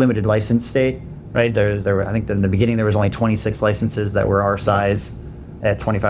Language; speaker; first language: English; native; English